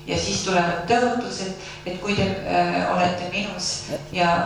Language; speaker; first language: Finnish; non-native, learner; Estonian